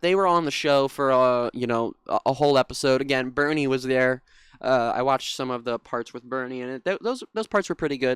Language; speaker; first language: English; native; English